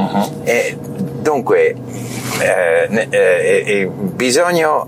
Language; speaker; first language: Italian; non-native, learner; English